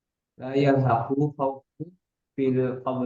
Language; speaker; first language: Arabic; non-native, learner; Indonesian